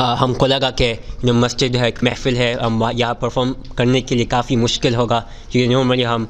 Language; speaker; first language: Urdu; early bilingual, heritage; Urdu